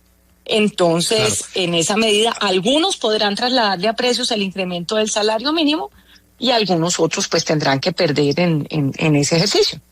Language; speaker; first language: Spanish; native; Spanish